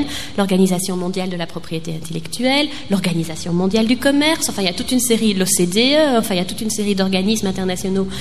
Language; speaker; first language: French; native; French